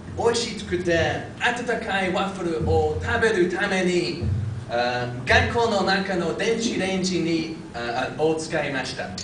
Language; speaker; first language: Japanese; non-native, fluent; English